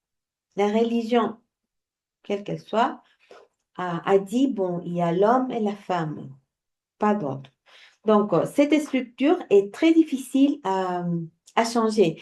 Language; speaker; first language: French; non-native, fluent; Spanish